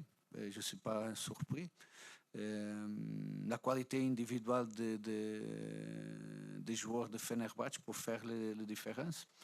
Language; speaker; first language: French; non-native, fluent; Portuguese